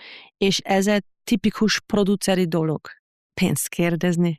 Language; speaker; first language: Hungarian; non-native, learner; German